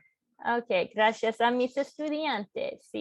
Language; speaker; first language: Spanish; non-native, fluent; English